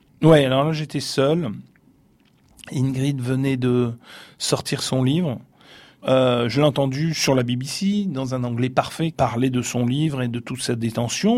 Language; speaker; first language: French; native; French